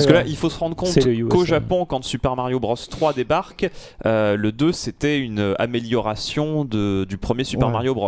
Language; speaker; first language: French; native; French